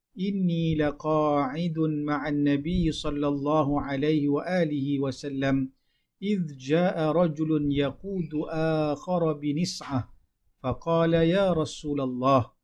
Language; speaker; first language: Arabic; non-native, fluent; Malay